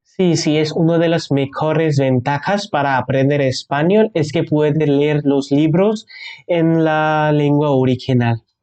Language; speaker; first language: Spanish; non-native, learner; Bangla